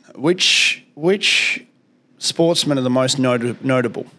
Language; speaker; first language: English; native; English